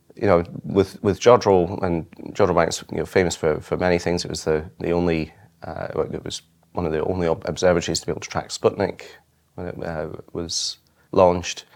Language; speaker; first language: English; native; English